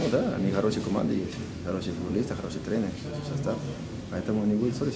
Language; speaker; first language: Russian; non-native, learner; Spanish